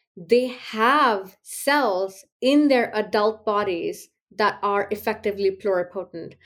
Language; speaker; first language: English; non-native, local second language; Hindi